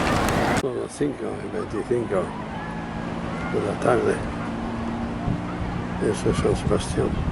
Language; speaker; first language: Spanish; non-native, fluent; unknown